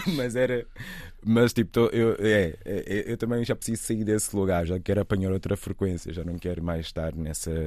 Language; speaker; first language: Portuguese; native; Portuguese